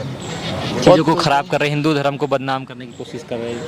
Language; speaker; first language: Hindi; native; Hindi